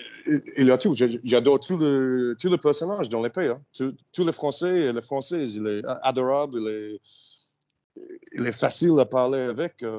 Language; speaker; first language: French; non-native, learner; English